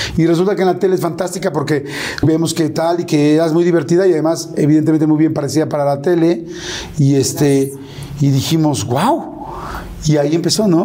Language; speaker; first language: Spanish; native; Spanish